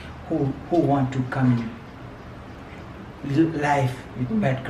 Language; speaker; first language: English; non-native, learner; Persian